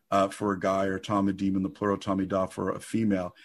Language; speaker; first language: English; native; English